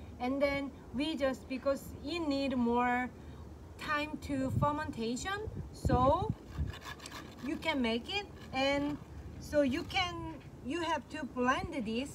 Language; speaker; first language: English; non-native, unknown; Korean